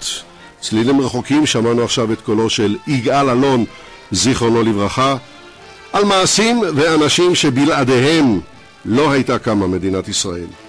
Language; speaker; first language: Hebrew; native; Hebrew